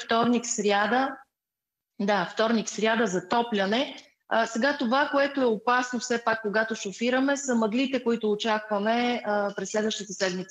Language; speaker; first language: Bulgarian; native; Bulgarian